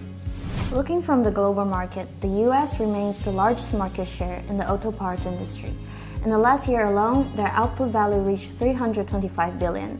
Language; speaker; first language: English; non-native, fluent; Chinese